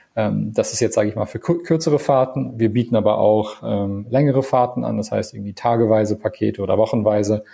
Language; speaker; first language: German; non-native, fluent; English